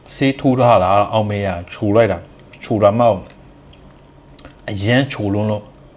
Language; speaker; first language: Burmese; non-native, local second language; Shwe Palaung